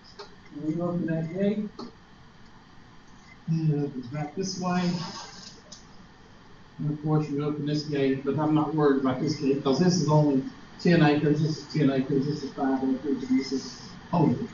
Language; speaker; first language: English; native; English